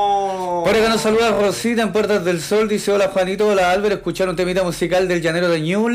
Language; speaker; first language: Spanish; native; Spanish